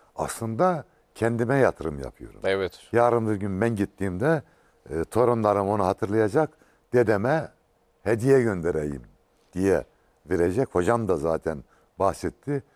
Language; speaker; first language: Turkish; native; Turkish